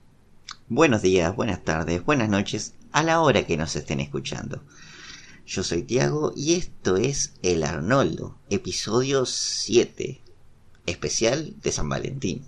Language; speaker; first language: Spanish; native; Spanish